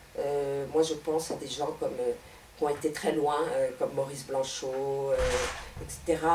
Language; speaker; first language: French; native; French